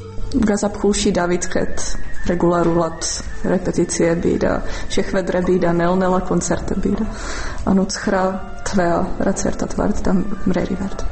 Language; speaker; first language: Georgian; non-native, fluent; Czech